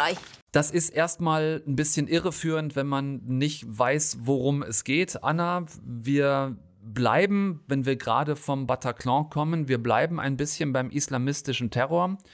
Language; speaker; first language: German; native; German